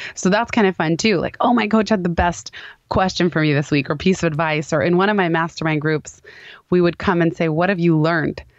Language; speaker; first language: English; native; English